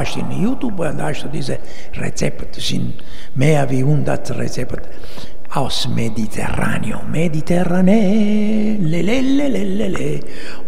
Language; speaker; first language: German; non-native, fluent; Italian